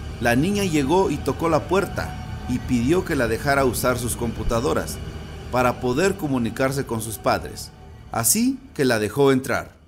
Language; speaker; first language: Spanish; native; Spanish